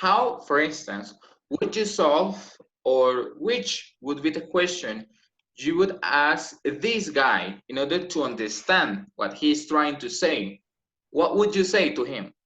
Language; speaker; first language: English; non-native, fluent; Spanish